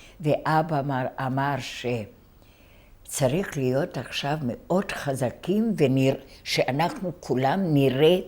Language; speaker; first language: Hebrew; non-native, fluent; Hungarian